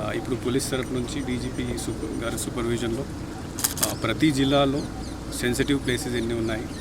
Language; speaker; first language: Telugu; non-native, fluent; Hindi